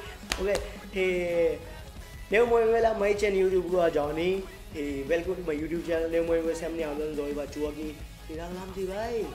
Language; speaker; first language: Vietnamese; non-native, learner; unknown